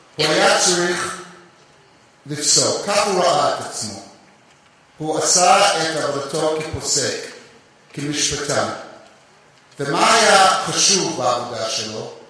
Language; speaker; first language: Hebrew; non-native, fluent; English